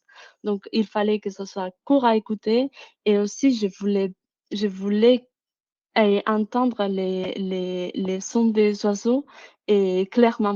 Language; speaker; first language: French; non-native, fluent; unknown